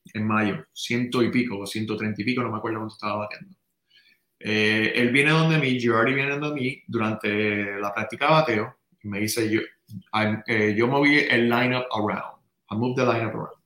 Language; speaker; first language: Spanish; native; Spanish